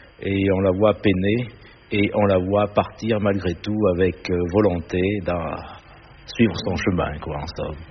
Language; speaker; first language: French; native; French